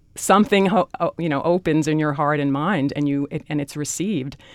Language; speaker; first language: English; native; English